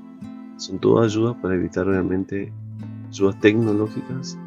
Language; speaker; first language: Spanish; native; Spanish